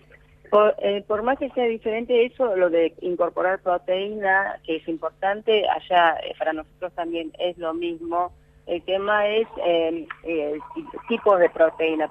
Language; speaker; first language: Spanish; early bilingual, other home language; Korean